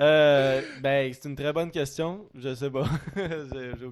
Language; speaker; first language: French; native; French